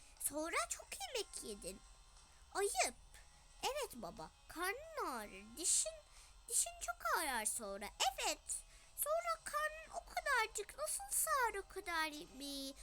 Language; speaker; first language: Turkish; early bilingual, other home language; Arabic